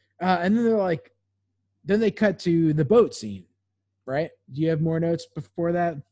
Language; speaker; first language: English; native; English